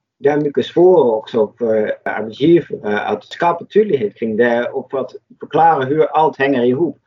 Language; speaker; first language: Swedish; non-native, fluent; Dutch